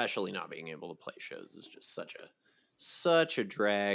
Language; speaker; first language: English; native; English